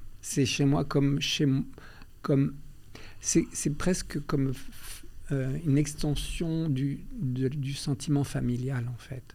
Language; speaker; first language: French; native; French